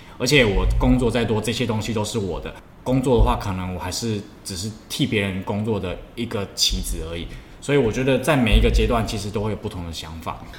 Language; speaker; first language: Chinese; native; Chinese